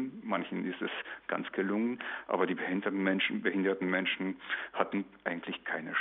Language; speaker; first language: German; non-native, fluent; Polish